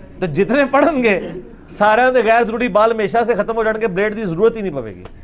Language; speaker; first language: Urdu; non-native, local second language; Punjabi